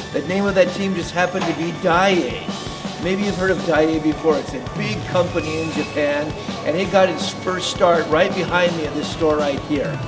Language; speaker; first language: English; native; English